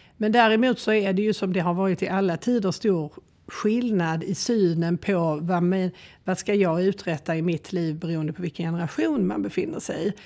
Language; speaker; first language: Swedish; native; Swedish